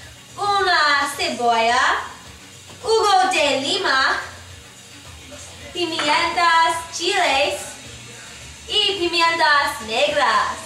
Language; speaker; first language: Spanish; non-native, learner; English